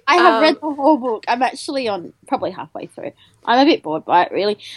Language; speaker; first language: English; native; English